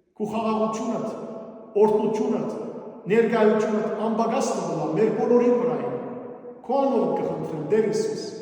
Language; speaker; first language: Armenian; early bilingual, heritage; Armenian